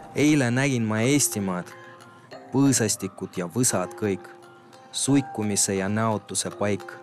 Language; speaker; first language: Estonian; non-native, local second language; Russian